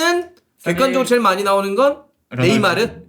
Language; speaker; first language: Korean; native; Korean